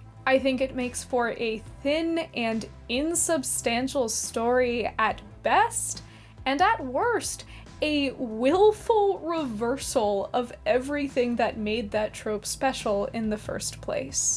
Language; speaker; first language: English; native; English